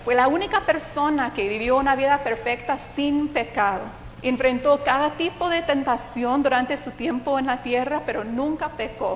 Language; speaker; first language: Spanish; non-native, fluent; English